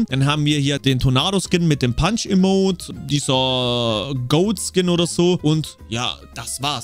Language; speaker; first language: German; native; German